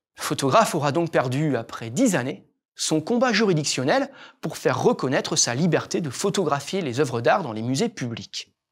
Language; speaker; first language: French; native; French